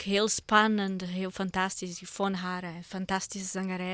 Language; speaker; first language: Dutch; non-native, learner; Portuguese